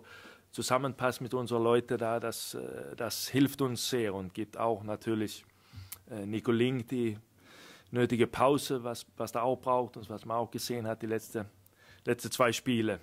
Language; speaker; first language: German; non-native, fluent; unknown